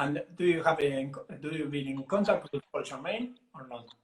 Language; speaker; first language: English; non-native, learner; Italian